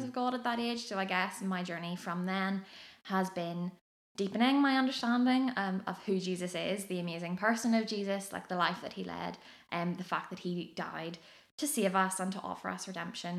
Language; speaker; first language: English; native; English